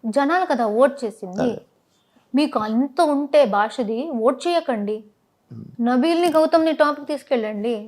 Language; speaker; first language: Telugu; non-native, local second language; Tamil